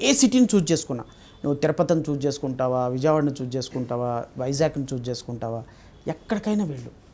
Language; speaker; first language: Telugu; native; Telugu